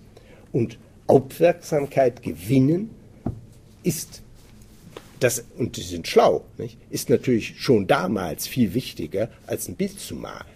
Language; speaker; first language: German; native; German